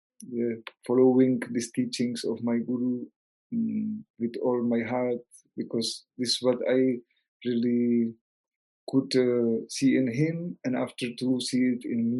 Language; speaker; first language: English; non-native, learner; Czech